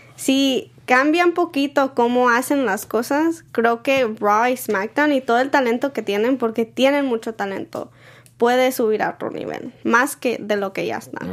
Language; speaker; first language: Spanish; early bilingual, heritage; Spanish